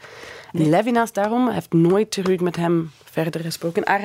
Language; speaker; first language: Dutch; non-native, fluent; English